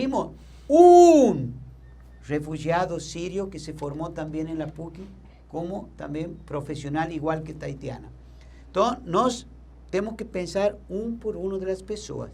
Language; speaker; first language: Portuguese; non-native, learner; Spanish